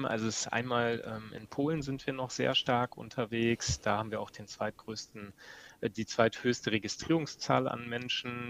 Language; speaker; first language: German; native; German